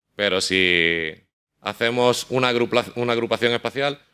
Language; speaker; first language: Spanish; native; Spanish